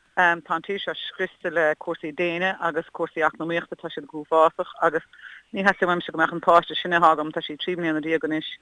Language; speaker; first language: Irish; native; Irish